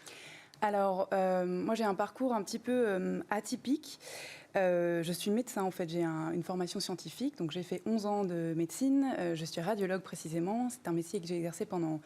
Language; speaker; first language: French; native; French